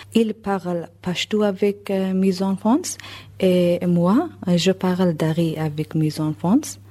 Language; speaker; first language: French; non-native, learner; Persian